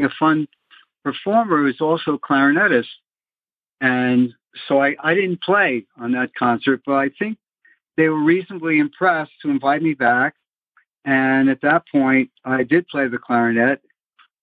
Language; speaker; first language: English; native; English